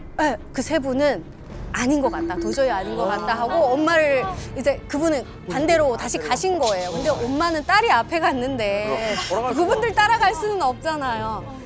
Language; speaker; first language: Korean; native; Korean